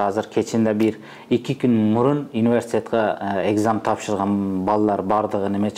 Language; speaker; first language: Kyrgyz; non-native, fluent; Uzbek